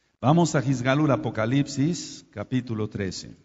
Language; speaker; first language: Spanish; native; Spanish